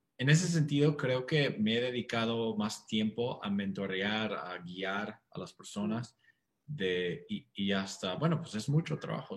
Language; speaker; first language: Spanish; non-native, fluent; English